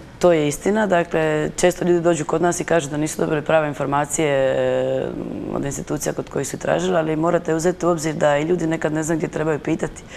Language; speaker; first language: Croatian; native; Croatian